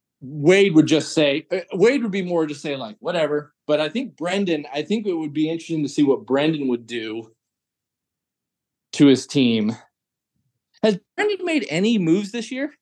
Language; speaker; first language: English; native; English